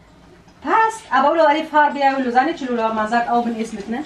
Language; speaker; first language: German; non-native, learner; Kurdish